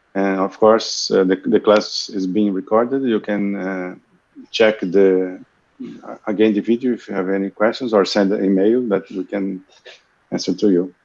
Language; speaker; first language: English; non-native, fluent; Portuguese